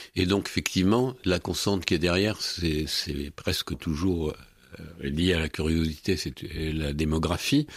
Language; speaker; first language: French; native; French